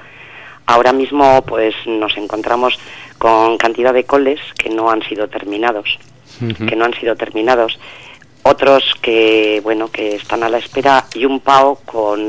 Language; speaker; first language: Spanish; native; Spanish